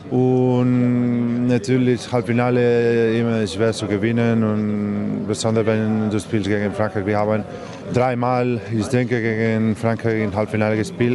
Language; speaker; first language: German; non-native, learner; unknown